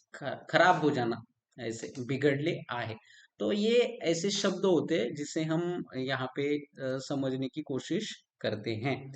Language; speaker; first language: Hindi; non-native, local second language; Marathi